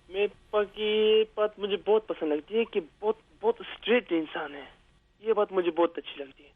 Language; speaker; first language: Hindi; early bilingual, other home language; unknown